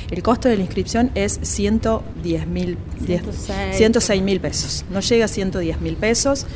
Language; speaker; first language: Spanish; native; Spanish